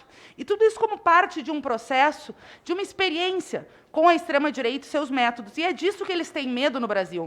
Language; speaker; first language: Portuguese; native; Portuguese